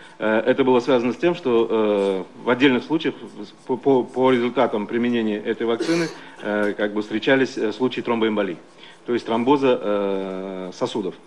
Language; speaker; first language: Russian; non-native, local second language; Uzbek